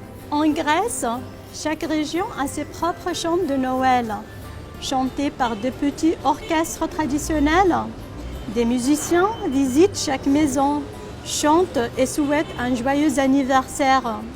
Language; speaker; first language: French; non-native, local second language; Arabic